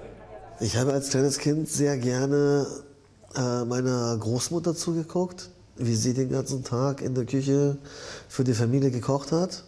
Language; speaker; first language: German; early bilingual, other home language; Japanese